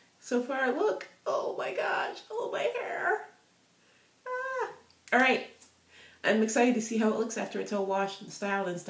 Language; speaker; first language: English; native; English